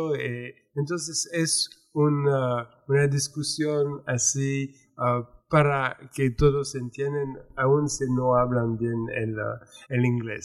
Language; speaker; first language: Spanish; non-native, fluent; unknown